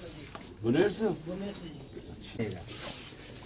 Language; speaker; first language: Urdu; native; Urdu